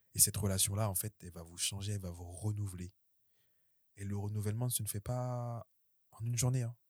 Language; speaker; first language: French; early bilingual, other home language; Haitian Creole